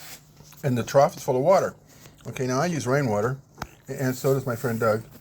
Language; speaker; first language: English; native; English